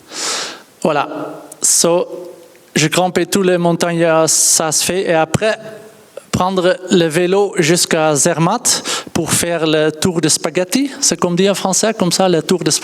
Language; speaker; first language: French; non-native, learner; Dutch